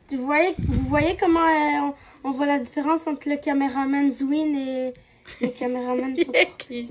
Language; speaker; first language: French; non-native, local second language; Arabic